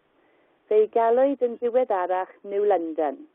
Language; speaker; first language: Welsh; non-native, learner; English